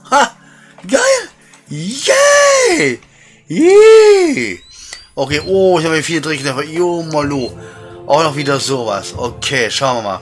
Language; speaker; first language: German; native; German